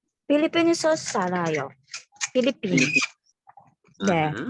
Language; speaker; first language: Korean; non-native, learner; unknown